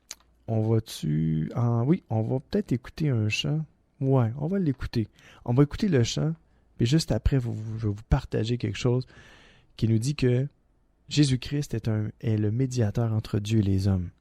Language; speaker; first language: French; native; French